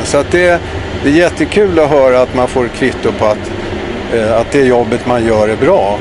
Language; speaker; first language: Swedish; native; Swedish